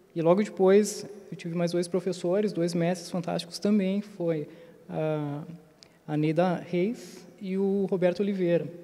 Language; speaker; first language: Portuguese; native; Portuguese